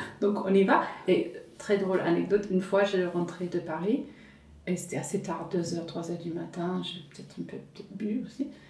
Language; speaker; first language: French; non-native, fluent; English